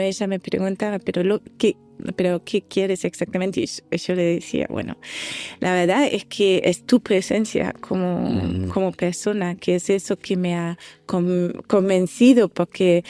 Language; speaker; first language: Spanish; non-native, fluent; German